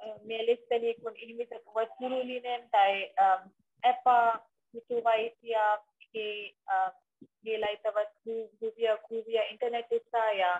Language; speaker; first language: Finnish; non-native, learner; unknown